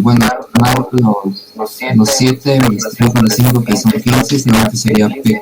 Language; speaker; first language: Spanish; native; Spanish